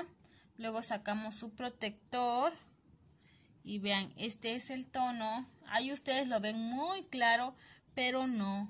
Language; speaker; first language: Spanish; native; Spanish